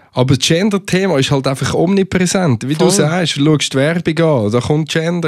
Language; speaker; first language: German; native; German